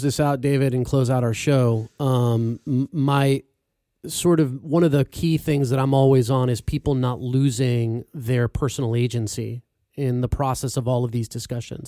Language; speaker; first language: English; native; English